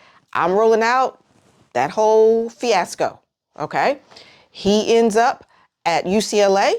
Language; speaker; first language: English; native; English